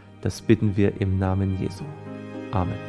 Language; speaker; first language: German; native; German